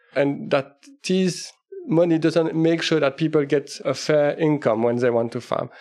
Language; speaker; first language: English; non-native, fluent; French